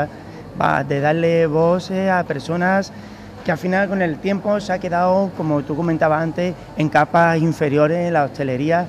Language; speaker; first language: Spanish; native; Spanish